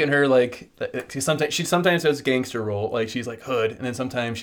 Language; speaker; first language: English; native; English